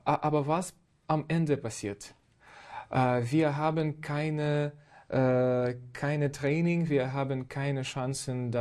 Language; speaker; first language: German; non-native, fluent; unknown